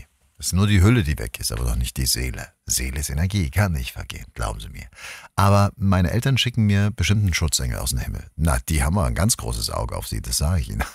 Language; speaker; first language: German; native; German